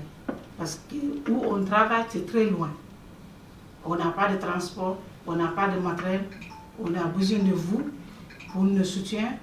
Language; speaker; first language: French; non-native, learner; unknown